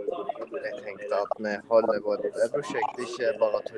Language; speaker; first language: Norwegian; non-native, learner; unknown